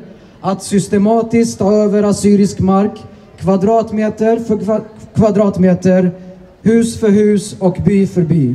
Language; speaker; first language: Swedish; early bilingual, other home language; Assyrian Neo-Aramaic